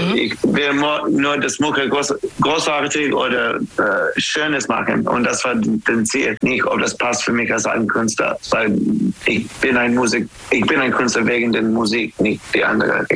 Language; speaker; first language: German; non-native, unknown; English